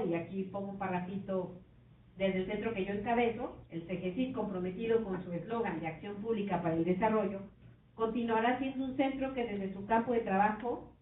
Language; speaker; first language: Spanish; native; Spanish